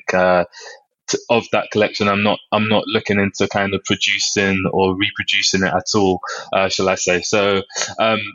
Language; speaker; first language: English; native; English